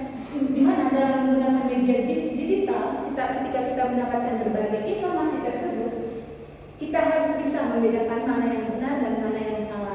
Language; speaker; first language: Indonesian; native; Indonesian